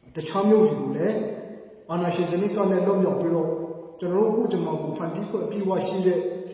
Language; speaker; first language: Burmese; non-native, local second language; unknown